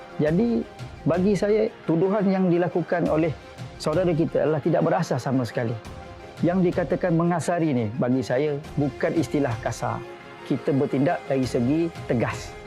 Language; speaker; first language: Malay; non-native, learner; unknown